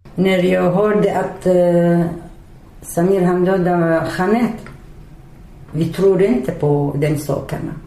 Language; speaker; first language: Swedish; non-native, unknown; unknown